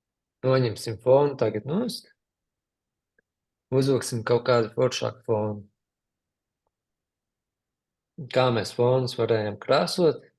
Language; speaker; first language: Latvian; native; Latvian